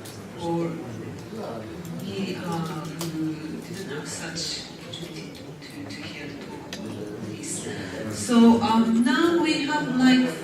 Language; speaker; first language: English; non-native, fluent; Japanese